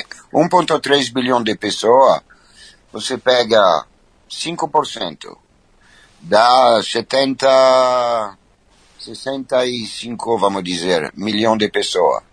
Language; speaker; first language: Portuguese; non-native, fluent; French